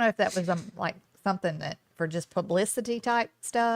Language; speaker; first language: English; native; English